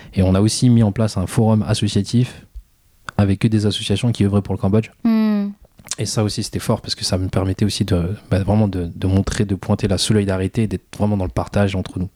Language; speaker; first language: French; early bilingual, other home language; Khmer